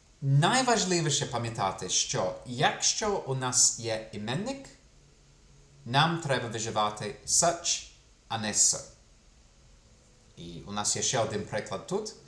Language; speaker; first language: Ukrainian; non-native, fluent; English